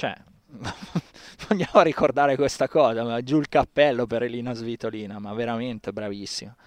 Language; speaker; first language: Italian; native; Italian